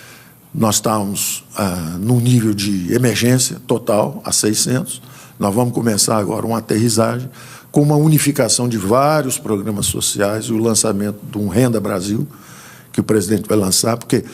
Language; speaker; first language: Portuguese; native; Portuguese